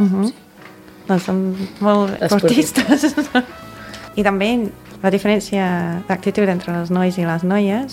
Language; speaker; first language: Catalan; non-native, fluent; English